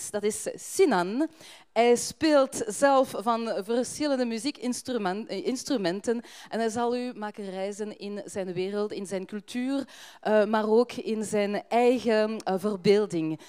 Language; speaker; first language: Dutch; non-native, fluent; French